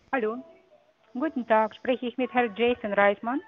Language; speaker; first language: German; non-native, fluent; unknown